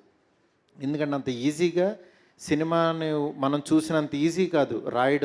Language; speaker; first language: Telugu; native; Telugu